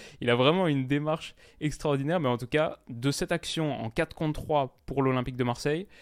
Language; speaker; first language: French; native; French